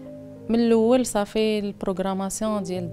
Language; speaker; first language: Arabic; native; Arabic